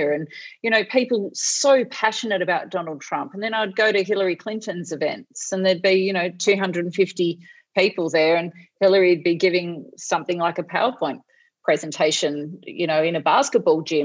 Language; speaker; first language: English; native; English